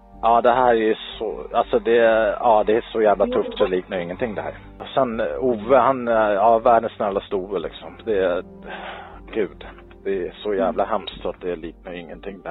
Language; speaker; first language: Swedish; native; Swedish